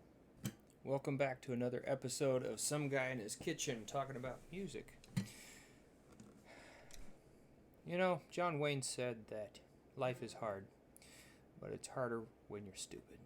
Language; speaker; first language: English; native; English